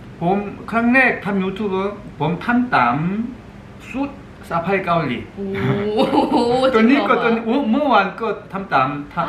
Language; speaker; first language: Thai; non-native, learner; Korean